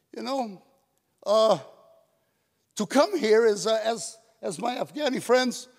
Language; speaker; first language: English; native; English